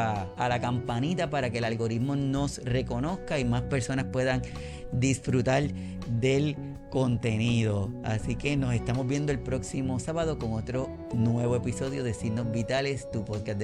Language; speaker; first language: Spanish; native; Spanish